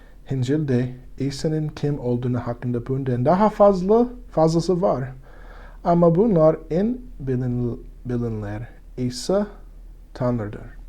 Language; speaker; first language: Turkish; non-native, learner; English